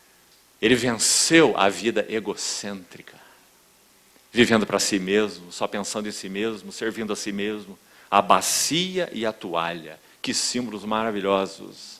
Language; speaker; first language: Portuguese; native; Portuguese